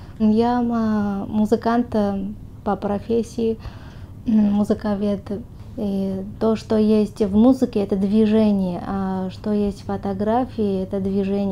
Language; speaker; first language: Russian; non-native, fluent; Armenian